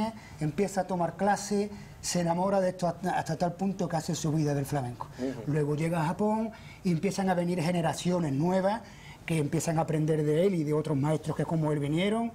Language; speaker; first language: Spanish; native; Spanish